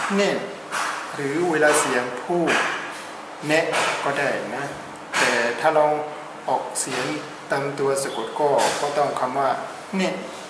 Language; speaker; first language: Thai; non-native, fluent; Burmese